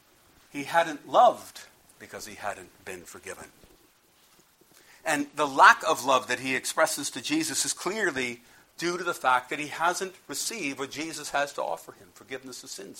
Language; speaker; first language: English; native; English